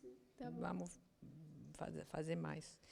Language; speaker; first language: Portuguese; non-native, learner; German